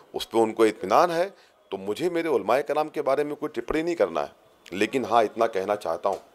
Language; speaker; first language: Hindi; native; Hindi